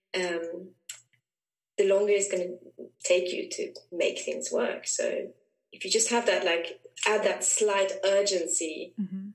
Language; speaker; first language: English; non-native, fluent; Swedish